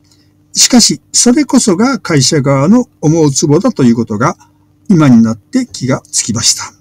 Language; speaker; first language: Japanese; native; Japanese